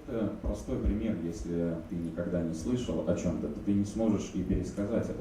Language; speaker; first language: Russian; native; Russian